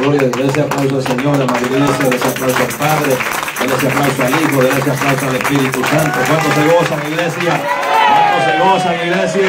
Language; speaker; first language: Spanish; native; Spanish